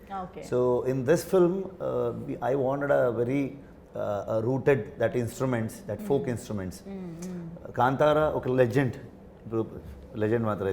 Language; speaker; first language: Telugu; non-native, learner; Kannada